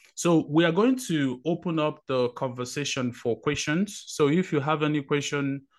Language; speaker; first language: English; non-native, local second language; Igbo